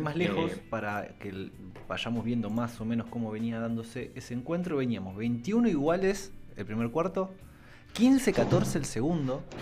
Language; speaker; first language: Spanish; native; Spanish